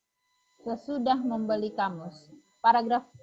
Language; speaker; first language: Indonesian; native; Indonesian